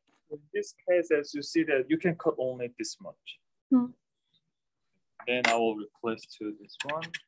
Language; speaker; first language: English; non-native, fluent; Korean